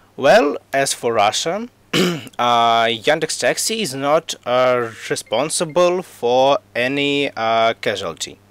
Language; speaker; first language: English; non-native, fluent; Russian